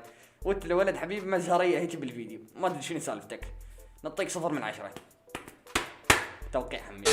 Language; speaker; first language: Arabic; native; Arabic